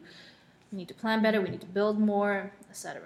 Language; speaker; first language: English; non-native, local second language; Cantonese